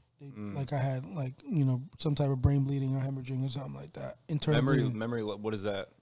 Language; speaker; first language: English; native; English